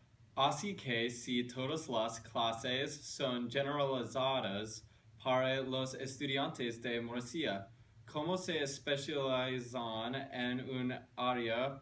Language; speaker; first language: Spanish; non-native, learner; English